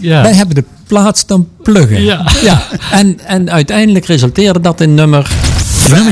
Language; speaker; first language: Dutch; native; Dutch